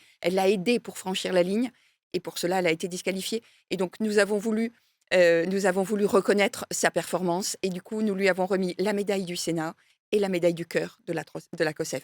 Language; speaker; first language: French; native; French